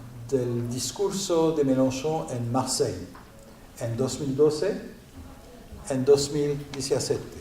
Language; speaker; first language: Spanish; non-native, learner; French